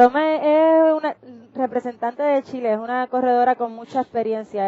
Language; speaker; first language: Spanish; native; Spanish